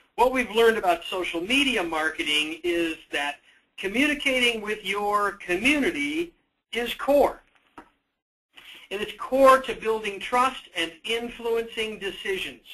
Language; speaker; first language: English; native; English